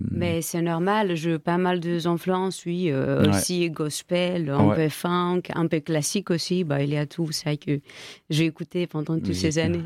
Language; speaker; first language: French; non-native, fluent; Greek